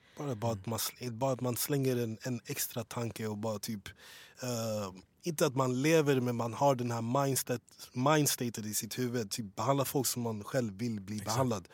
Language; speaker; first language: Swedish; early bilingual, other home language; English